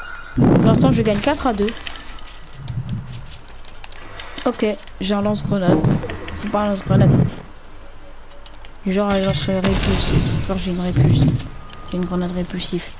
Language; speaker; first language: French; native; French